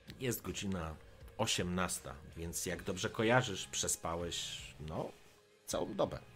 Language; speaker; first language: Polish; native; Polish